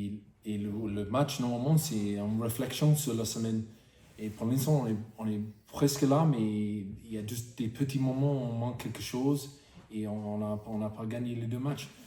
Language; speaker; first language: French; non-native, fluent; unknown